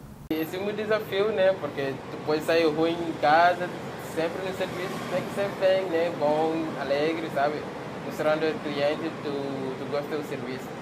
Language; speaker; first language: Portuguese; non-native, learner; French